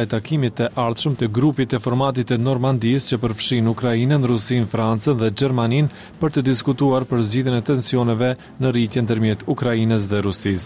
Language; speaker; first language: Albanian; native; Albanian